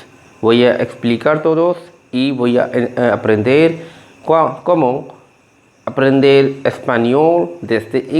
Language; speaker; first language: Spanish; non-native, learner; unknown